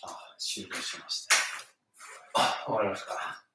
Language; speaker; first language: Japanese; native; Japanese